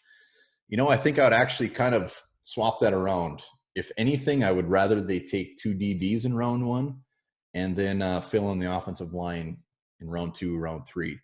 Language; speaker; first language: English; native; English